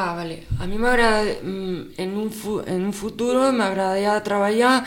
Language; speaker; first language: Catalan; non-native, local second language; Spanish